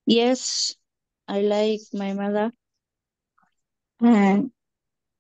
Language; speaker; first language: English; non-native, learner; Arabic